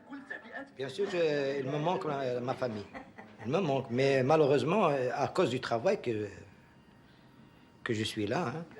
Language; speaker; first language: French; non-native, local second language; Arabic